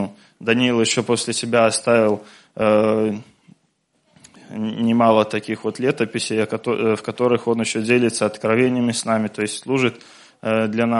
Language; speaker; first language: Russian; native; Russian